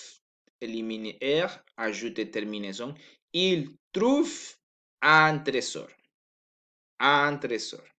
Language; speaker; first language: French; non-native, learner; Spanish